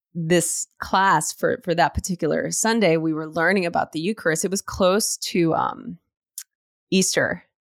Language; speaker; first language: English; native; English